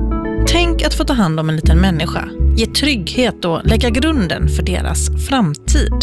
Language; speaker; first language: Swedish; native; Swedish